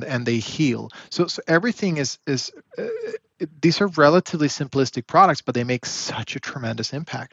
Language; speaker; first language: English; native; English